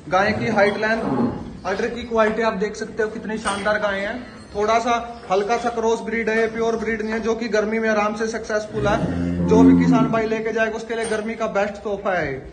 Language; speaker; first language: Hindi; native; Hindi